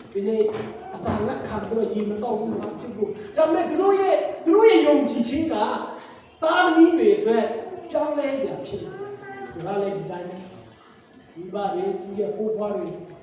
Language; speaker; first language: Burmese; non-native, local second language; Hakha Chin